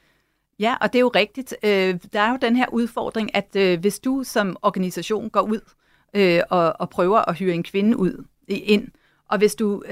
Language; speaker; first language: Danish; native; Danish